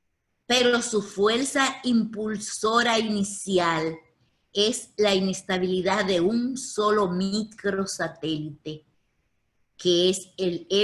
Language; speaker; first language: Spanish; native; Spanish